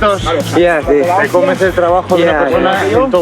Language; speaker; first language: Spanish; native; Spanish